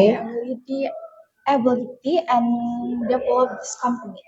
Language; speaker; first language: English; non-native, learner; Indonesian